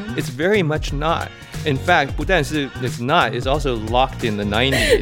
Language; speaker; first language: English; early bilingual, other home language; Chinese